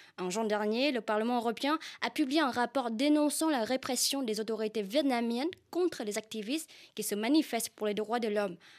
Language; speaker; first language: French; non-native, fluent; Vietnamese